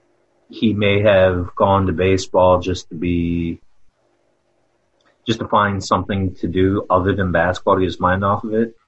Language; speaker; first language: English; native; English